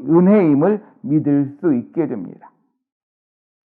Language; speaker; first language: Korean; native; Korean